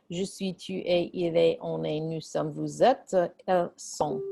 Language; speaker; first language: French; non-native, fluent; English